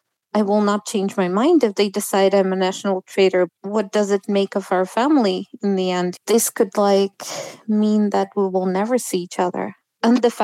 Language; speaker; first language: English; non-native, fluent; Russian